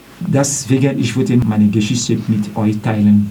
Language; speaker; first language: German; non-native, learner; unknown